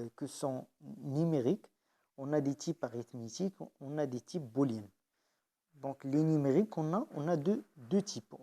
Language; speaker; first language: French; non-native, local second language; Arabic